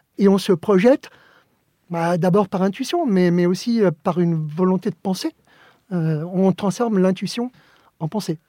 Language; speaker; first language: French; early bilingual, other home language; Spanish